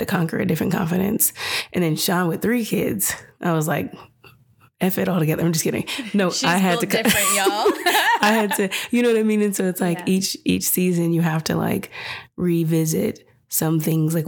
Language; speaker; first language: English; native; English